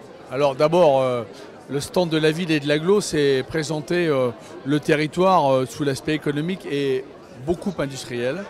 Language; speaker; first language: French; native; French